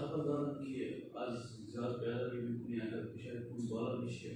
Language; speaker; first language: Persian; non-native, learner; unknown